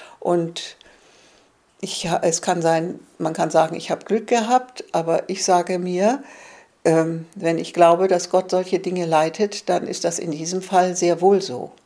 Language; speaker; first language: German; native; German